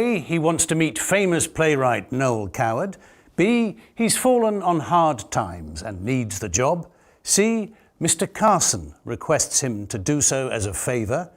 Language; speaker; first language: English; native; English